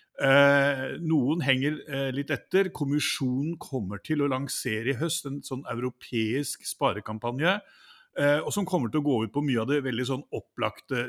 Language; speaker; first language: Norwegian; native; Norwegian